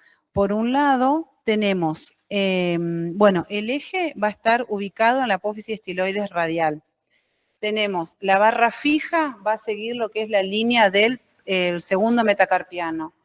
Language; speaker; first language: Spanish; native; Spanish